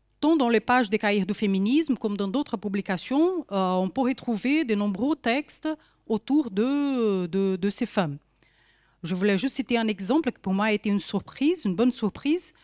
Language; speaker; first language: French; non-native, fluent; Portuguese